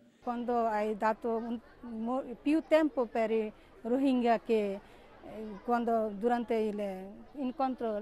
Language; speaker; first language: Italian; non-native, learner; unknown